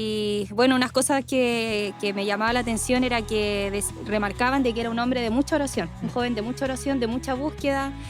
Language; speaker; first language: Spanish; native; Spanish